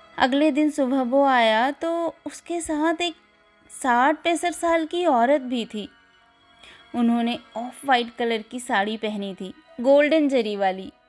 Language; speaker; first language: Hindi; native; Hindi